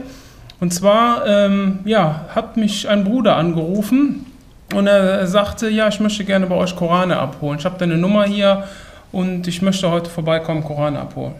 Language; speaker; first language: German; native; German